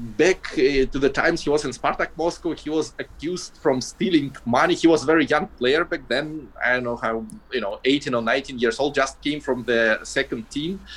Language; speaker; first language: English; non-native, fluent; Russian